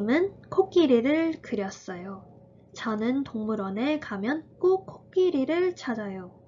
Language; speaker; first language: Korean; early bilingual, heritage; Korean